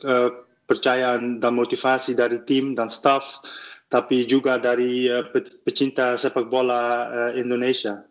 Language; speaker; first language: Indonesian; non-native, fluent; Dutch